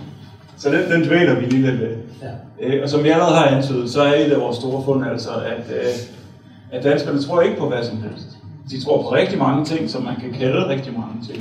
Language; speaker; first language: Danish; native; Danish